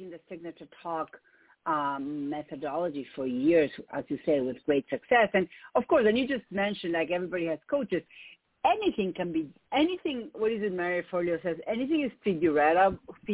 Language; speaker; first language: English; non-native, fluent; Spanish